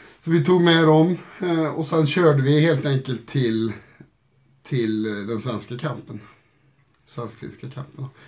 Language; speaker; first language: Swedish; native; Swedish